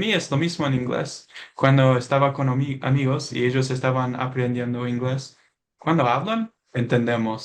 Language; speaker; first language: Spanish; non-native, learner; English